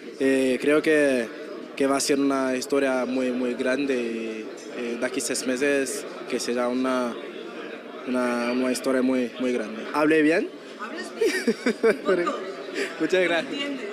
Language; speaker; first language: Spanish; non-native, learner; Portuguese